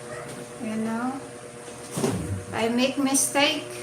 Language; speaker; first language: English; non-native, local second language; Filipino